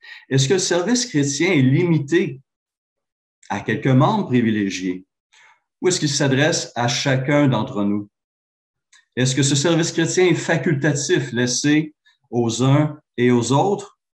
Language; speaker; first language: French; native; French